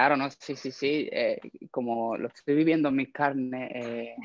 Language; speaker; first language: Spanish; native; Spanish